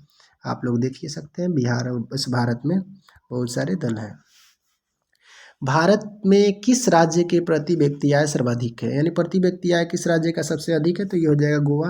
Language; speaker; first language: Hindi; non-native, local second language; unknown